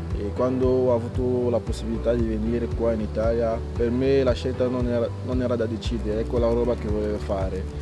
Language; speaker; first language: Italian; non-native, fluent; French